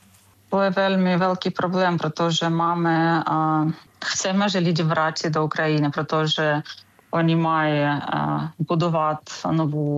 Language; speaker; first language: Czech; non-native, learner; Ukrainian